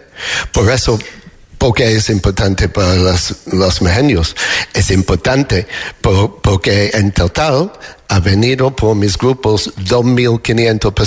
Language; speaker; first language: Spanish; non-native, learner; English